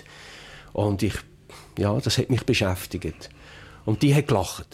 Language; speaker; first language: German; native; German